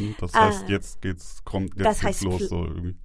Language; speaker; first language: German; native; German